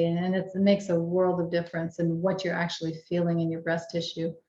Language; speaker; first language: English; native; English